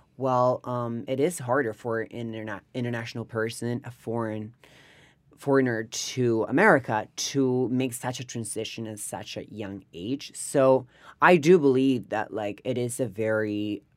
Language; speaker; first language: English; non-native, fluent; Spanish